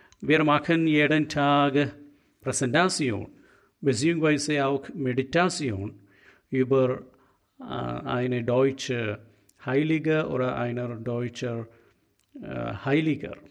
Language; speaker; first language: German; non-native, learner; Malayalam